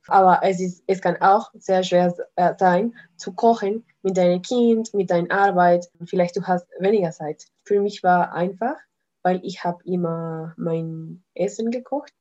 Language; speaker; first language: German; non-native, learner; Spanish